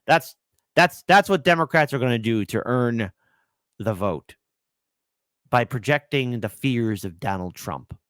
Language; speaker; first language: English; native; English